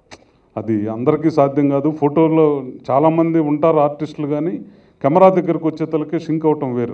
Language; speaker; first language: Telugu; native; Telugu